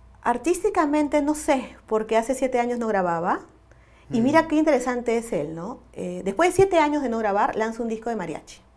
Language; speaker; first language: Spanish; native; Spanish